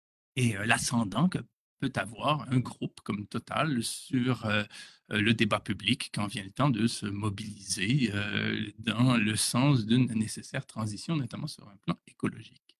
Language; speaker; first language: French; native; French